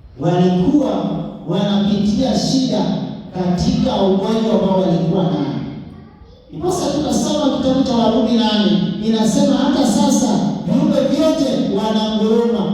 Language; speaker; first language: Swahili; non-native, local second language; Luo (Kenya and Tanzania)